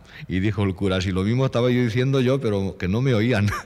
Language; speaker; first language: Spanish; native; Spanish